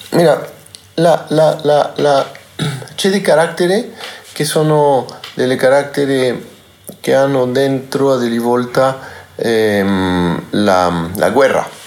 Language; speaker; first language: Italian; non-native, learner; Spanish